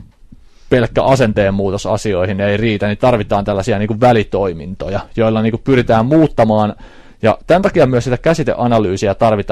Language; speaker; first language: Finnish; native; Finnish